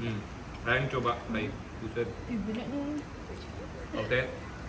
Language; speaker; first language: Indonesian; non-native, learner; Punjabi